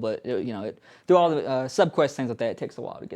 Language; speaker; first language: English; native; English